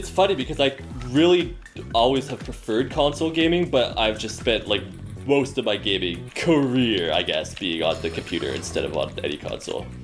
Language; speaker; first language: English; native; English